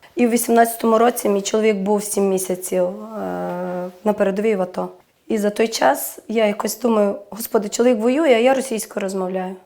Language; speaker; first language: Ukrainian; native; Ukrainian